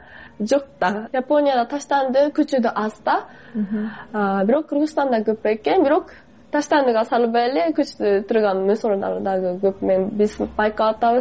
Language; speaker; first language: Kyrgyz; non-native, fluent; Japanese